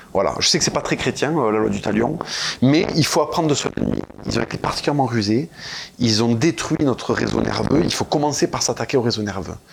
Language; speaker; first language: French; native; French